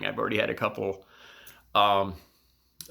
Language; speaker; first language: English; native; English